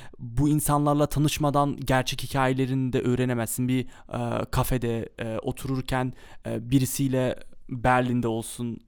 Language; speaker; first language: Turkish; early bilingual, heritage; Turkish